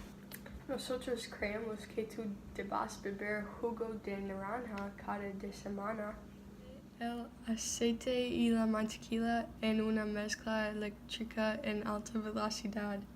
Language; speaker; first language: Spanish; non-native, learner; English